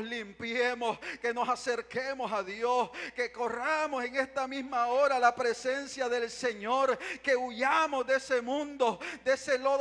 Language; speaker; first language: Spanish; native; Spanish